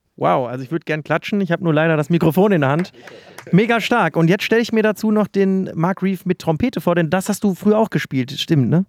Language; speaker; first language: German; native; German